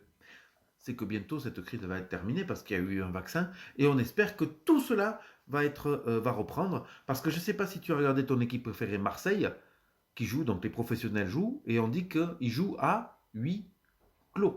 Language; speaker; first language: French; native; French